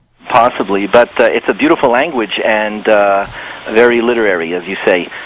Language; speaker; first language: English; native; English